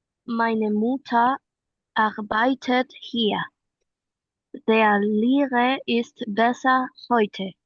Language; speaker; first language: German; non-native, learner; Spanish